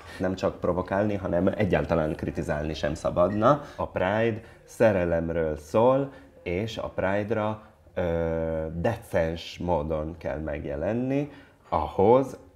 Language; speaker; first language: Hungarian; non-native, fluent; Italian